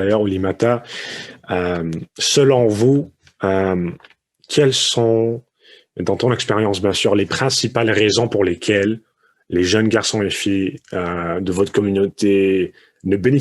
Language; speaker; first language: French; early bilingual, other home language; Spanish